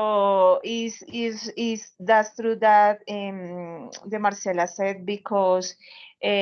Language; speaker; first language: English; non-native, learner; Spanish